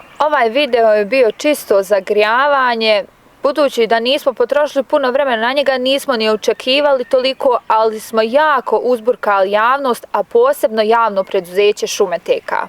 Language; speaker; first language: Bosnian; native; Bosnian